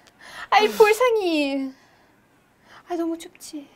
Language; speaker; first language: Korean; non-native, learner; Hebrew